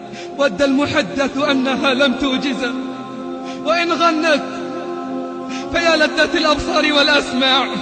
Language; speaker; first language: Arabic; native; Arabic